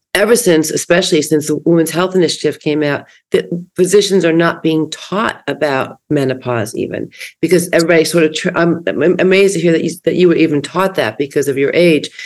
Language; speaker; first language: English; native; English